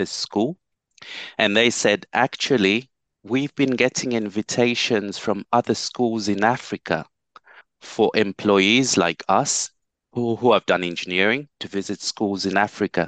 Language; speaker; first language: English; non-native, local second language; Bemba